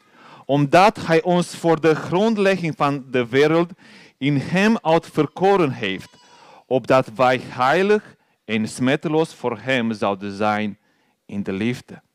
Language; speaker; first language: Dutch; non-native, learner; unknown